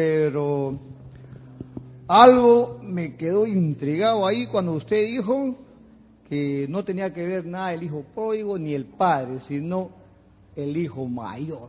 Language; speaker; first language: Spanish; native; Spanish